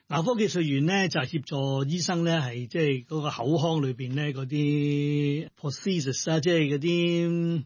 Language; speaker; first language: Cantonese; non-native, local second language; Hakka Chinese